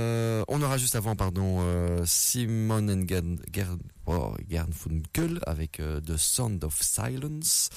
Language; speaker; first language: French; native; French